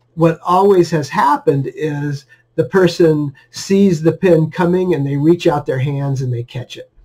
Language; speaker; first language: English; native; English